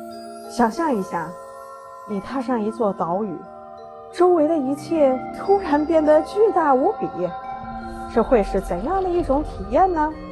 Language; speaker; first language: Chinese; native; Chinese